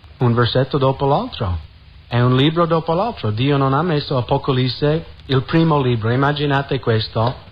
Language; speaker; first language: Italian; non-native, fluent; English